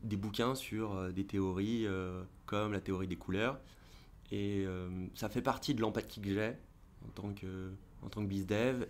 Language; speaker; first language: French; native; French